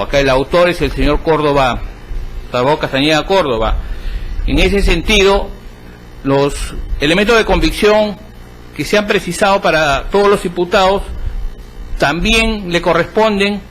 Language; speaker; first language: Spanish; native; Spanish